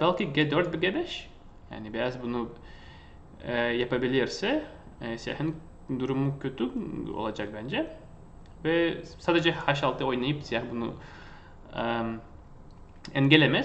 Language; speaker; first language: Turkish; non-native, fluent; Russian